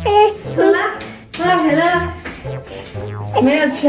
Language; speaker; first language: Chinese; native; Chinese